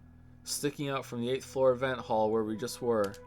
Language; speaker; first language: English; native; English